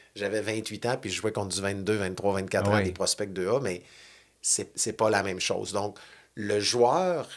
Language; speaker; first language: French; native; French